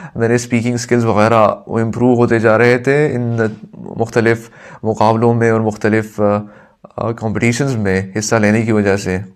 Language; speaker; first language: Urdu; non-native, local second language; Pashto